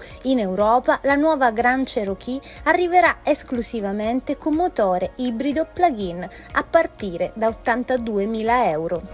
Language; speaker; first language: Italian; native; Italian